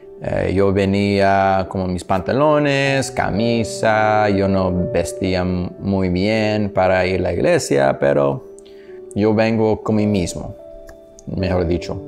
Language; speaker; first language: Spanish; non-native, learner; English